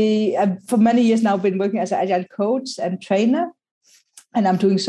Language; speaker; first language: English; non-native, local second language; Danish